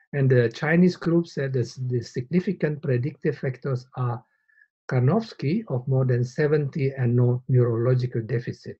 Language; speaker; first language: English; non-native, fluent; Indonesian